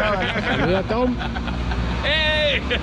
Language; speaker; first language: Spanish; native; Spanish